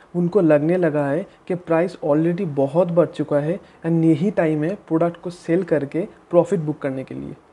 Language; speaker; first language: Hindi; native; Hindi